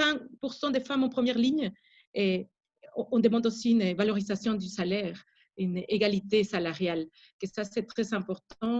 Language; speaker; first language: French; non-native, fluent; Spanish